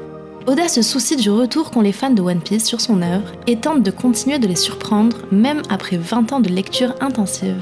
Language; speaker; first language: French; native; French